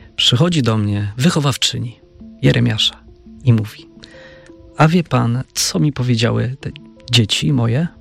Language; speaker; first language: Polish; native; Polish